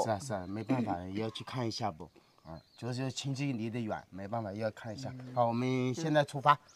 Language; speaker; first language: Chinese; native; Chinese